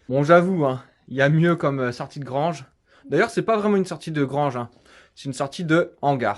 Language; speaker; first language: French; native; French